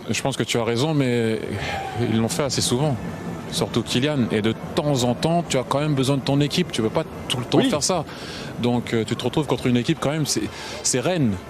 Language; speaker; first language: French; native; French